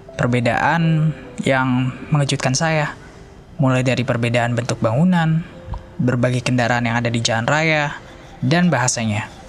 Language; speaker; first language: Indonesian; non-native, fluent; Persian